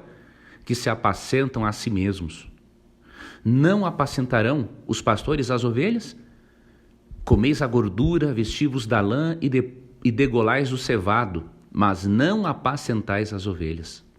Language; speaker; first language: Portuguese; native; Portuguese